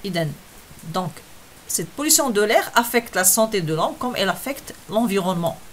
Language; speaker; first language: French; non-native, local second language; Arabic